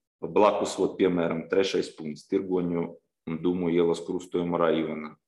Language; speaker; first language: Latvian; non-native, local second language; Russian